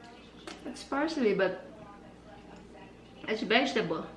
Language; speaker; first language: English; non-native, learner; Filipino